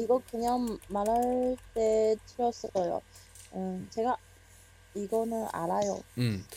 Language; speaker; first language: Korean; non-native, learner; Chinese